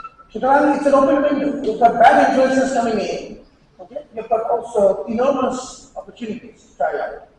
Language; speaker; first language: English; non-native, local second language; Bangla